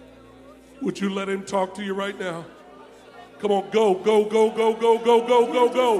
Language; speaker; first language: English; native; English